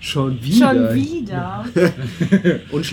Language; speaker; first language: German; native; German